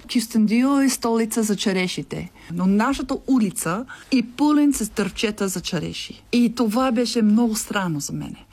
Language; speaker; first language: Bulgarian; non-native, learner; English